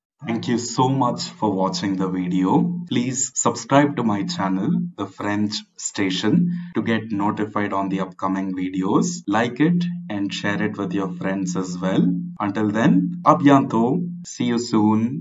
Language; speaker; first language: English; non-native, local second language; Tamil